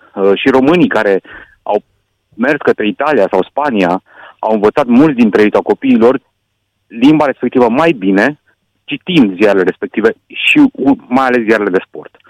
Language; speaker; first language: Romanian; non-native, local second language; Hungarian